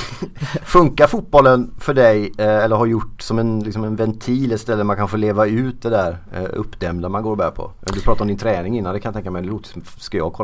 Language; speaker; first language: Swedish; native; Swedish